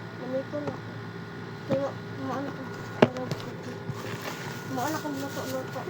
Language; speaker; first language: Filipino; non-native, local second language; Cebuano